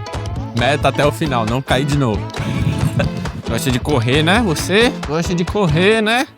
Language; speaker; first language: Portuguese; native; Portuguese